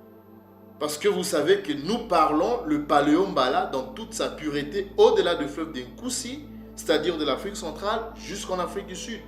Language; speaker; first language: French; non-native, local second language; Kongo